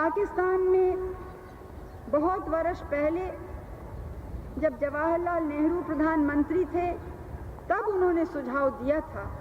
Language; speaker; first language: Hindi; native; Hindi